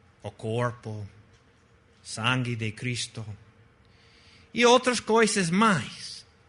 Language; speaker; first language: Portuguese; non-native, fluent; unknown